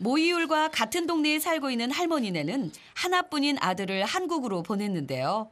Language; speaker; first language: Korean; native; Korean